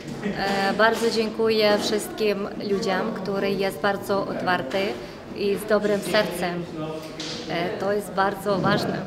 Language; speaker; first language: Polish; non-native, learner; Ukrainian